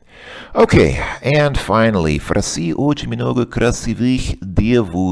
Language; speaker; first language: Russian; non-native, learner; English